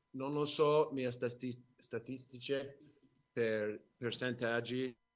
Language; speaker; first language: Italian; non-native, learner; English